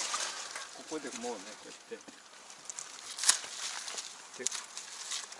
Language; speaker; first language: Japanese; native; Japanese